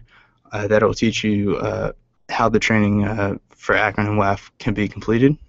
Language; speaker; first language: English; native; English